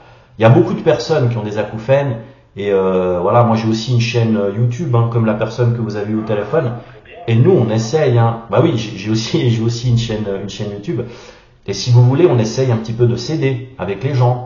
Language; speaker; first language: French; native; French